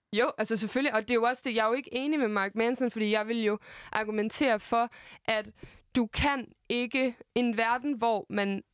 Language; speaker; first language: Danish; native; Danish